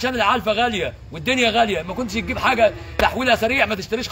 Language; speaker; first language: Arabic; native; Arabic